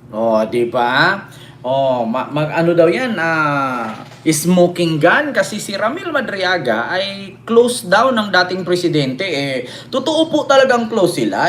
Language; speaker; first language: Filipino; non-native, local second language; Cebuano